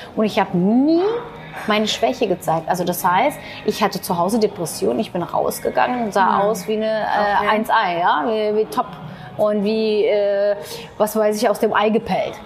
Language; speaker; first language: German; non-native, fluent; Turkish